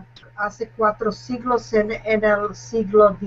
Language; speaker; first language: Spanish; non-native, learner; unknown